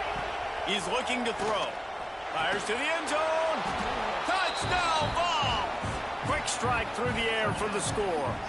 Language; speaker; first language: English; native; English